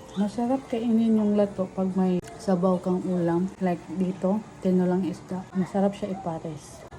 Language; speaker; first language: Filipino; non-native, local second language; Cebuano